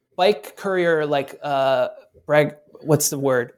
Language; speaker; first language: English; native; English